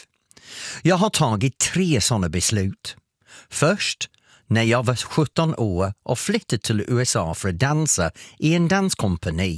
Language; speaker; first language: Swedish; non-native, fluent; English